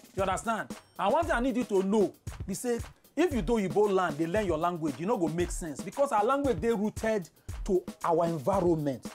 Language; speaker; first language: Nigerian Pidgin; non-native, local second language; Igbo